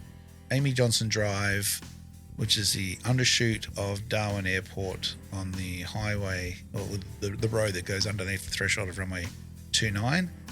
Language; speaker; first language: English; native; English